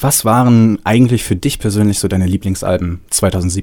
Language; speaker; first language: German; native; German